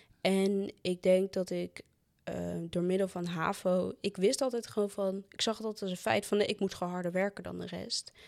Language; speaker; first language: Dutch; native; Dutch